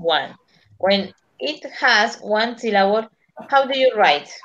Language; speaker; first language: English; non-native, learner; Spanish